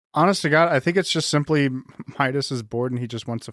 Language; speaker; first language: English; native; English